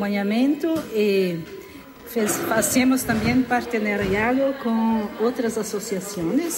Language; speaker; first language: Spanish; non-native, learner; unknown